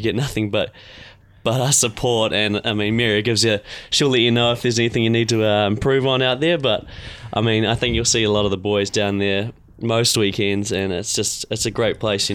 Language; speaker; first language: English; native; English